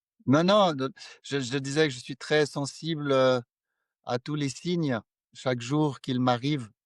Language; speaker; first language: French; non-native, fluent; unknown